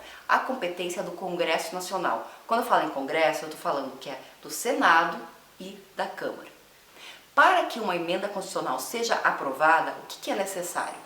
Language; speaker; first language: Portuguese; native; Portuguese